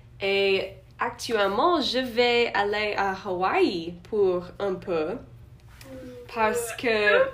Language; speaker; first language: French; non-native, learner; English